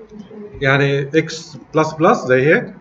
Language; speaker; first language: Arabic; native; Arabic